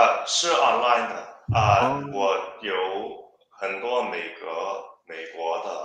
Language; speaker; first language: Chinese; non-native, learner; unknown